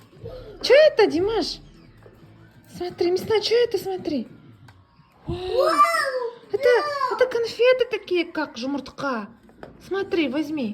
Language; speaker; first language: Russian; non-native, local second language; Kazakh